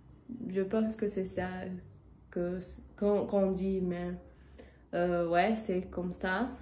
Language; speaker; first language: French; non-native, learner; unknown